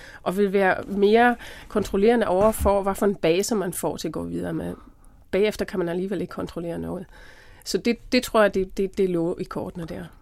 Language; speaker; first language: Danish; non-native, fluent; German